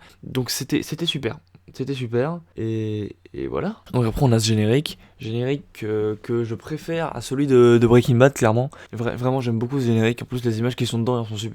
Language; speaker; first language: French; native; French